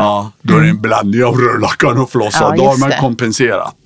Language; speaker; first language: Swedish; non-native, fluent; Persian